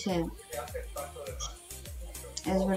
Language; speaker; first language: Spanish; non-native, learner; Italian